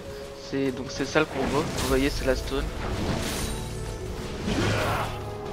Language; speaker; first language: French; native; French